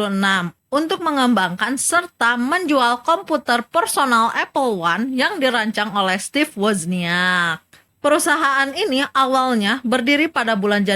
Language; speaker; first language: Indonesian; native; Indonesian